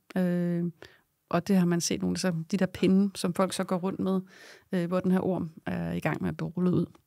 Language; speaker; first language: Danish; native; Danish